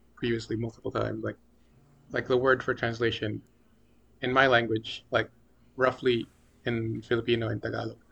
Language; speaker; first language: English; early bilingual, other home language; Filipino